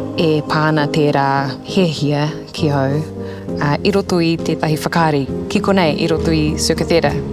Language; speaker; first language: Māori; non-native, local second language; English